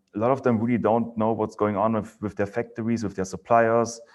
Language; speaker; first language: English; non-native, fluent; German